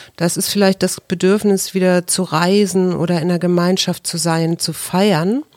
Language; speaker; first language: German; native; German